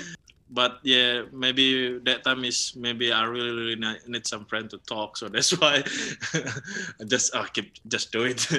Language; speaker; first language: English; non-native, learner; Indonesian